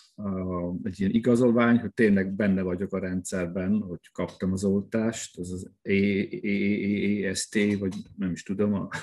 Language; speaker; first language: Hungarian; non-native, fluent; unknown